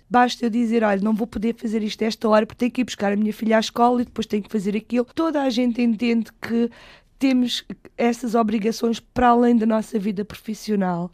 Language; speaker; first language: Portuguese; native; Portuguese